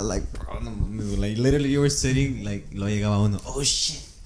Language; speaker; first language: English; early bilingual, other home language; Spanish